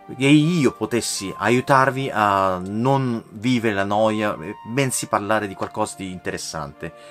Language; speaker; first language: Italian; native; Italian